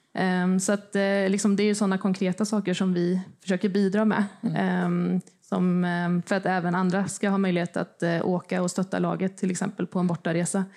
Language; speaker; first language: Swedish; native; Swedish